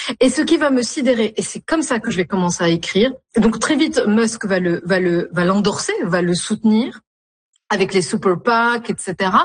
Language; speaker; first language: French; non-native, local second language; Arabic